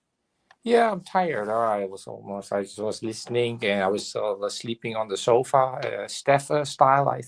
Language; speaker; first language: English; non-native, fluent; Dutch